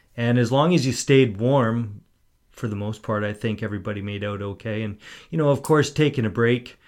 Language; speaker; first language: English; native; English